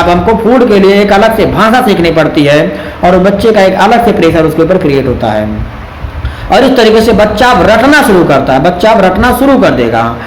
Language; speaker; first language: Hindi; native; Hindi